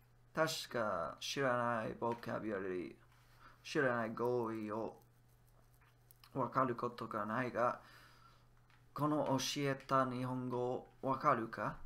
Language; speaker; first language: Japanese; non-native, learner; English